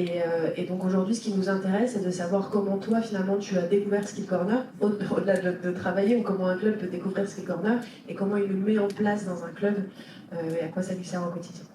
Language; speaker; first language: French; native; French